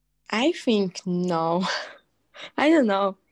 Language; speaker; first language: English; non-native, learner; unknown